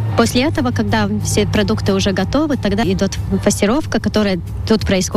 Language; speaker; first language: Russian; non-native, local second language; Latvian